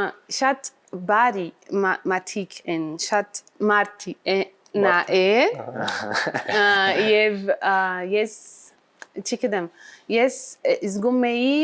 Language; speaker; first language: Armenian; non-native, learner; Portuguese